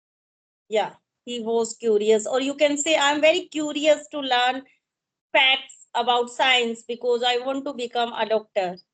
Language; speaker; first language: English; non-native, local second language; Hindi